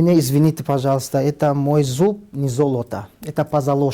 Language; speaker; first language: Russian; non-native, learner; Tajik